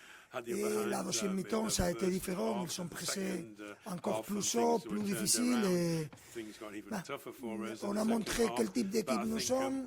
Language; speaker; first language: French; non-native, fluent; Spanish